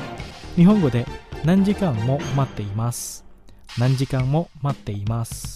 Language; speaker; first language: Japanese; non-native, fluent; Indonesian